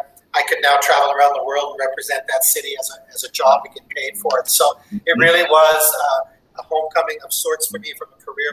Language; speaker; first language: English; native; English